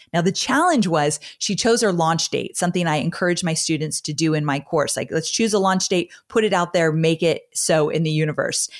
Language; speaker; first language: English; native; English